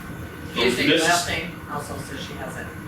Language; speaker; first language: English; native; English